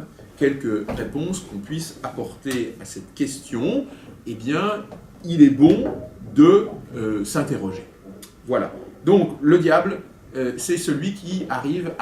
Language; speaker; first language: French; native; French